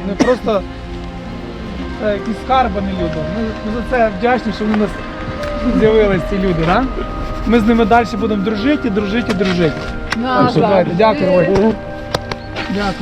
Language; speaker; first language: Ukrainian; native; Ukrainian